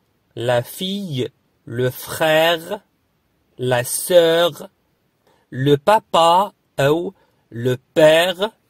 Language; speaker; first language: French; non-native, fluent; Arabic